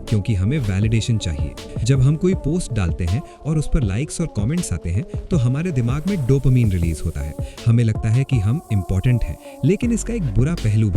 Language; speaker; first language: Hindi; native; Hindi